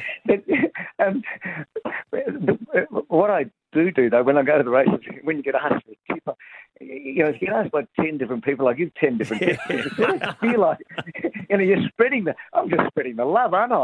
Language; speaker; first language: English; native; English